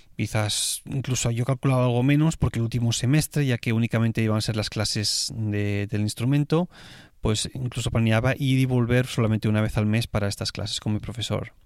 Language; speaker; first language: Spanish; native; Spanish